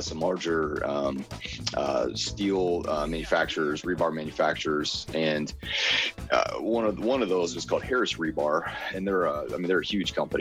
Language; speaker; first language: English; native; English